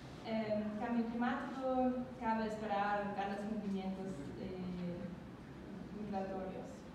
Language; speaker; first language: Spanish; non-native, learner; German